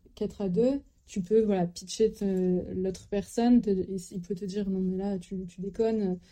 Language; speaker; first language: French; native; French